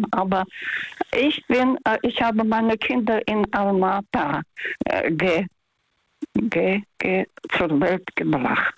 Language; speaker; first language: German; non-native, fluent; Russian